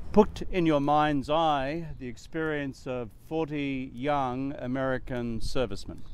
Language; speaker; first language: English; native; English